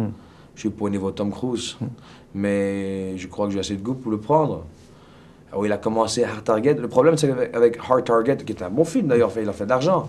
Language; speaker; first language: French; native; French